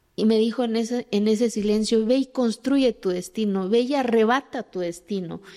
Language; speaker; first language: Spanish; early bilingual, other home language; Zapotec